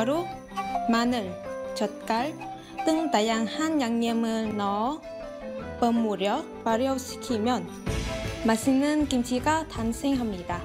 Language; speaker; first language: Korean; non-native, fluent; Vietnamese